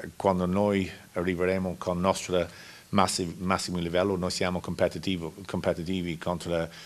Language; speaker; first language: Italian; non-native, learner; English